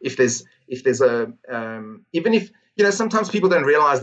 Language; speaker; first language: English; native; English